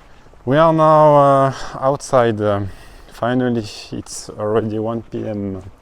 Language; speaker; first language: English; non-native, learner; French